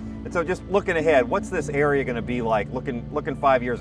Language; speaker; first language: English; native; English